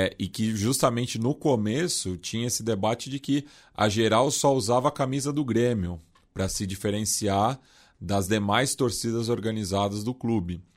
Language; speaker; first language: Portuguese; native; Portuguese